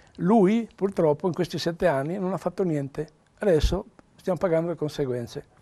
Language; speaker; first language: Italian; native; Italian